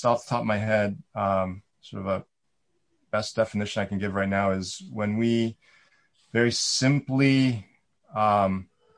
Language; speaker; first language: English; native; English